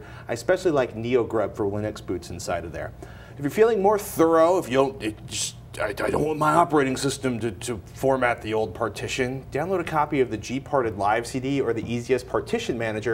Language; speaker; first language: English; native; English